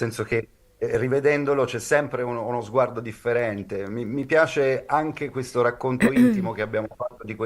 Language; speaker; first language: Italian; native; Italian